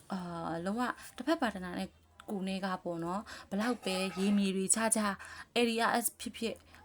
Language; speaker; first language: Burmese; native; Burmese